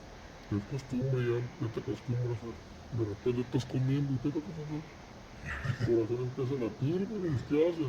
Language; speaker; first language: Spanish; native; Spanish